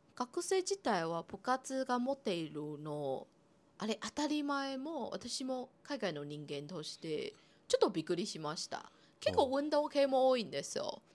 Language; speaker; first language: Japanese; non-native, fluent; Chinese